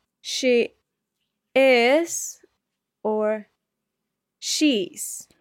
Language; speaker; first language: English; non-native, fluent; Spanish